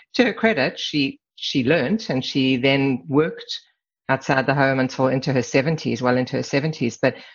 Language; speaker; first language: English; native; English